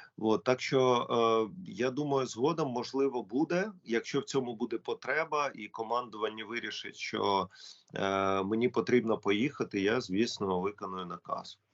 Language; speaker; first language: Ukrainian; non-native, local second language; Russian